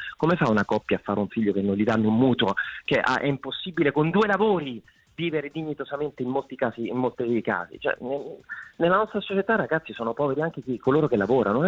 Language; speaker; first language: Italian; native; Italian